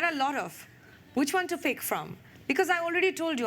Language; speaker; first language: English; non-native, local second language; Bangla